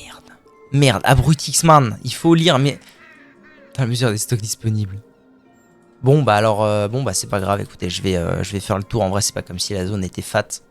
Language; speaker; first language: French; native; French